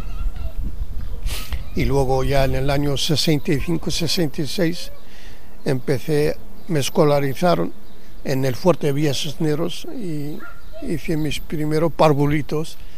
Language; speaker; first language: Spanish; non-native, local second language; Arabic